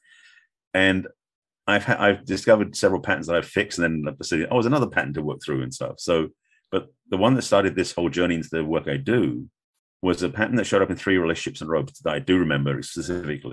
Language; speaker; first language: English; native; English